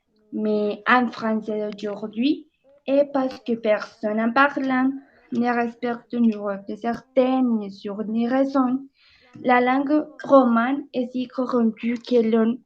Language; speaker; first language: French; non-native, learner; Spanish